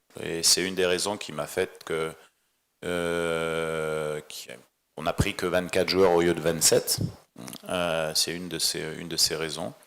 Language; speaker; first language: French; native; French